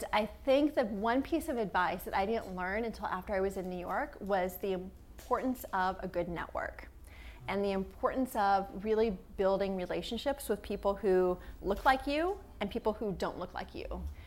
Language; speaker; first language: English; native; English